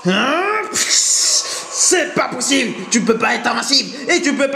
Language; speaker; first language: French; native; French